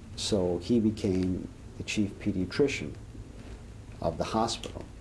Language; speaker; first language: English; early bilingual, other home language; Serbian